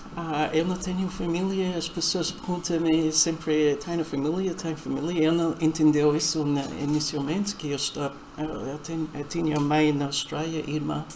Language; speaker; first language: Portuguese; non-native, fluent; English